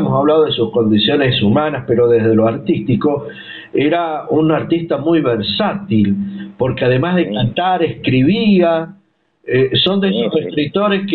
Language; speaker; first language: Spanish; native; Spanish